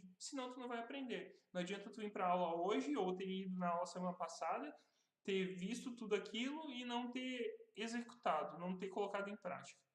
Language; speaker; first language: Portuguese; native; Portuguese